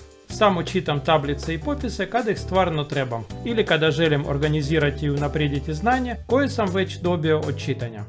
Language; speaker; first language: Croatian; non-native, learner; Russian